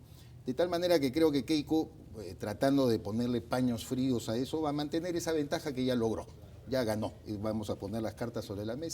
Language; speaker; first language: Spanish; native; Spanish